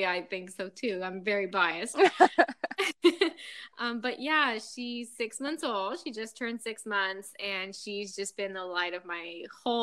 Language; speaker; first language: English; non-native, fluent; French